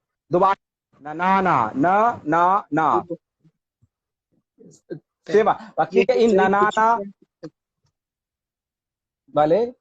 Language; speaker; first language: Persian; non-native, fluent; Hindi